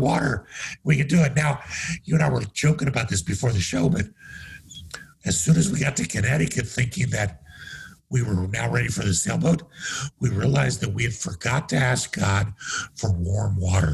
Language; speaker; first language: English; native; English